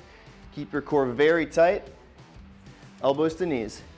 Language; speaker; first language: English; native; English